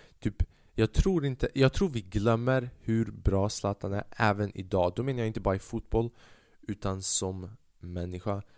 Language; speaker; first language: Swedish; early bilingual, other home language; Albanian